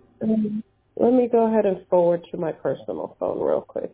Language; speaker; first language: English; early bilingual, other home language; Spanish